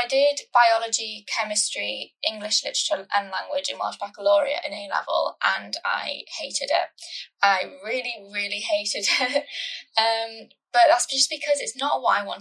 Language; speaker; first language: English; native; English